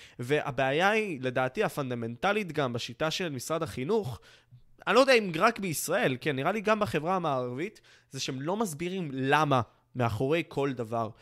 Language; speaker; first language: Hebrew; native; Hebrew